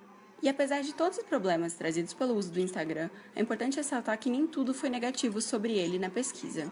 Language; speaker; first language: Portuguese; native; Portuguese